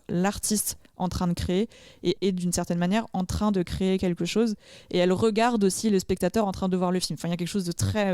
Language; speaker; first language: French; native; French